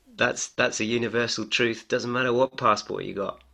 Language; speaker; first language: English; native; English